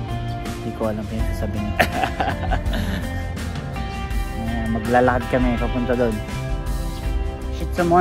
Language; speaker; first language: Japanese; non-native, learner; Filipino